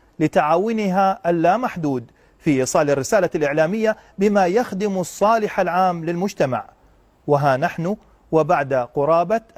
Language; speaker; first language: Arabic; native; Arabic